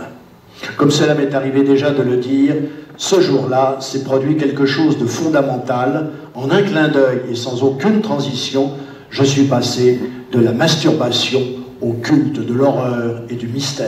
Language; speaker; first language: French; native; French